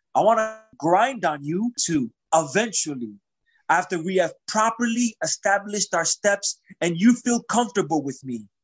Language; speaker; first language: English; early bilingual, other home language; Spanish